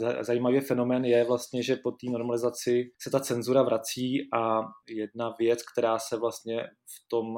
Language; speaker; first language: Czech; native; Czech